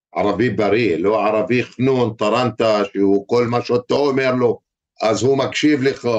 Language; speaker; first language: Hebrew; non-native, fluent; Arabic